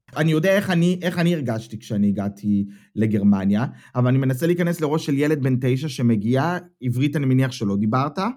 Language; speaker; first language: Hebrew; native; Hebrew